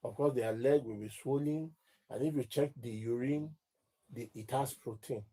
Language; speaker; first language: English; non-native, local second language; Yoruba